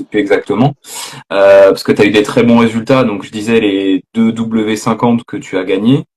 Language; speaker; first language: French; native; French